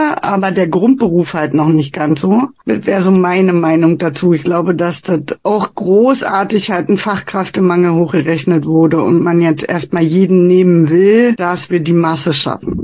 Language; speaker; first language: German; native; German